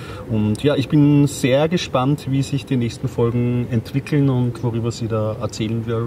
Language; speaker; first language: German; native; German